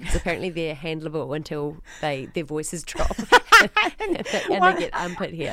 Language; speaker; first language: English; native; English